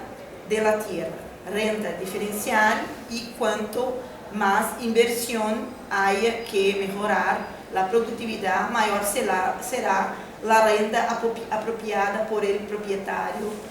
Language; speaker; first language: Spanish; non-native, fluent; Portuguese